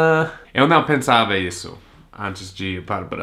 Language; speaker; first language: Portuguese; non-native, learner; English